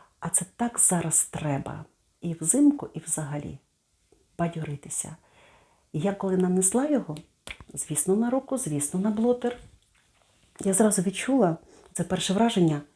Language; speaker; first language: Ukrainian; native; Ukrainian